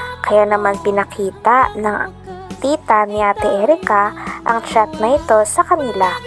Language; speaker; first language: Filipino; native; Filipino